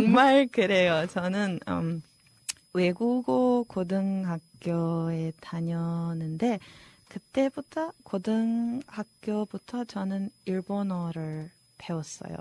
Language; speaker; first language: Korean; non-native, fluent; Serbian